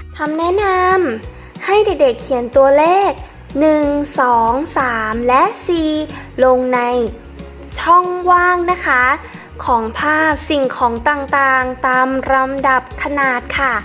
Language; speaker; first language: Thai; native; Thai